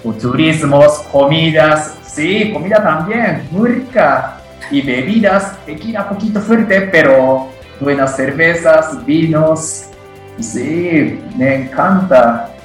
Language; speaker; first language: Spanish; non-native, fluent; Japanese